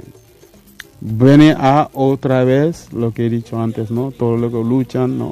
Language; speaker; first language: Spanish; non-native, fluent; Mandingo